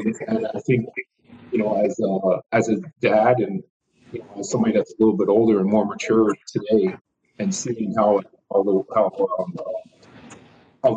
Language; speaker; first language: English; native; English